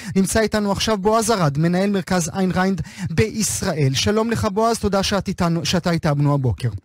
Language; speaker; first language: Hebrew; native; Hebrew